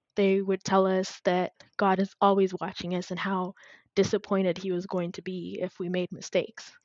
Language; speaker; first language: English; non-native, fluent; Amharic